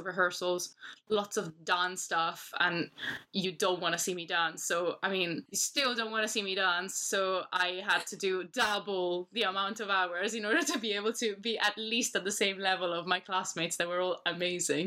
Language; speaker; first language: English; non-native, fluent; Italian